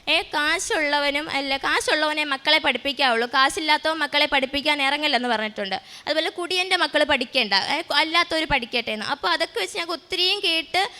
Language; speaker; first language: Malayalam; native; Malayalam